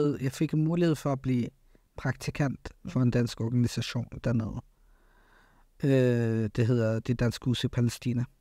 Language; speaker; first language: Danish; early bilingual, other home language; Arabic